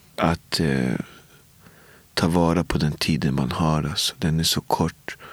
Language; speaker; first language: Swedish; native; Swedish